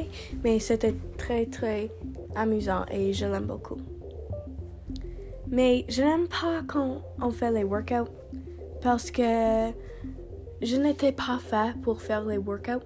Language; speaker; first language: French; non-native, learner; English